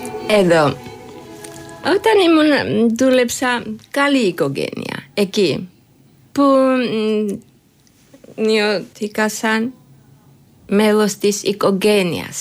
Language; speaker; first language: Greek; non-native, learner; Georgian